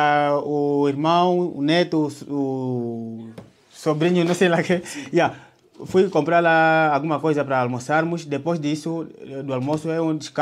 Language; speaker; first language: Portuguese; non-native, learner; Vietnamese